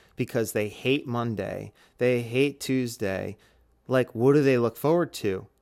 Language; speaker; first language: English; native; English